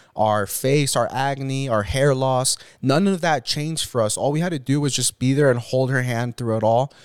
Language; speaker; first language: English; early bilingual, other home language; Spanish